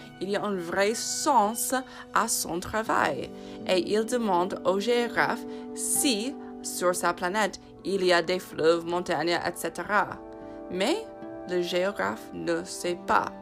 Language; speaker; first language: French; non-native, fluent; English